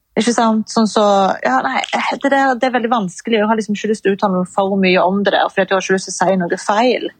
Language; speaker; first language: Norwegian; early bilingual, other home language; Arabic